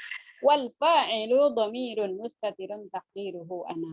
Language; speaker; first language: Arabic; non-native, fluent; Indonesian